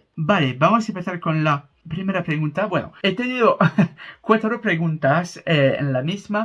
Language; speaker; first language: Spanish; non-native, fluent; French